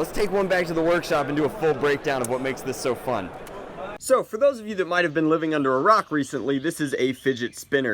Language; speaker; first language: English; native; English